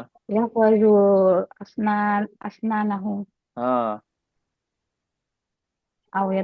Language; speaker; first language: Arabic; non-native, learner; Indonesian